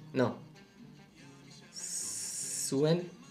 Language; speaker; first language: Basque; non-native, learner; English